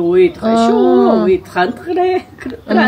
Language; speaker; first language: French; non-native, learner; Portuguese